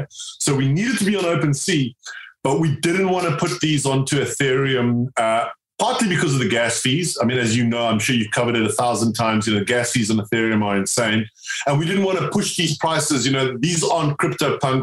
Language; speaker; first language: English; native; English